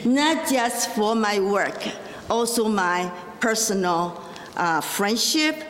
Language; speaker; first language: English; non-native, fluent; Chinese